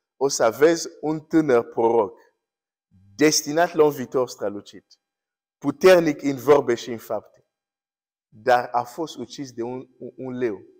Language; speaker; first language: Romanian; non-native, fluent; English